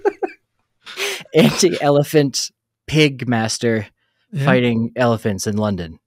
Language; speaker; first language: English; native; English